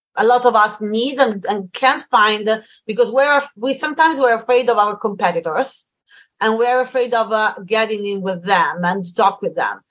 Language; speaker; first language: English; non-native, fluent; Italian